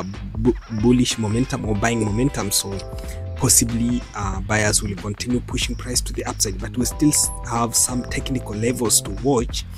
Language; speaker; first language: English; non-native, local second language; Swahili